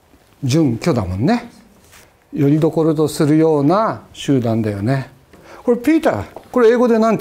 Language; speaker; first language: Japanese; native; Japanese